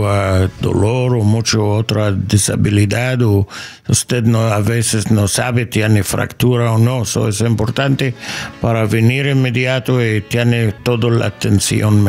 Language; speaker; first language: Spanish; non-native, learner; English